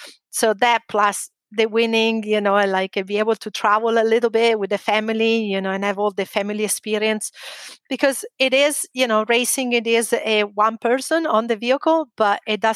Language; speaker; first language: English; non-native, fluent; Italian